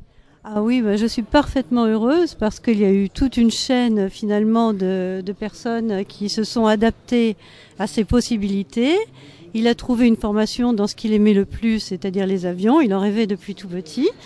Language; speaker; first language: French; native; French